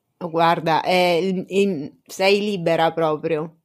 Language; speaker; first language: Italian; native; Italian